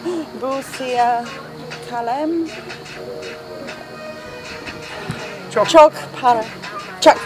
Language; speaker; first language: Turkish; non-native, learner; English